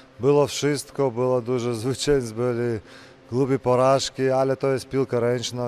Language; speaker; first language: Polish; non-native, learner; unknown